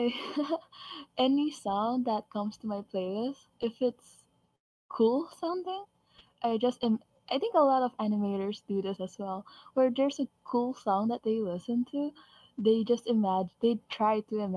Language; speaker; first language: English; non-native, local second language; Filipino